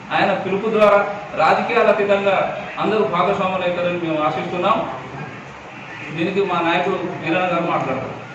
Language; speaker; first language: Telugu; non-native, local second language; Lambadi